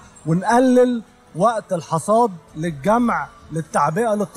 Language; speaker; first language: Arabic; native; Arabic